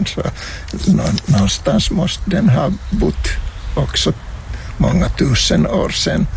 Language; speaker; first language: Swedish; non-native, local second language; Finnish